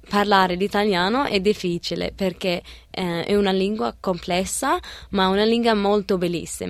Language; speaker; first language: Italian; early bilingual, other home language; Arabic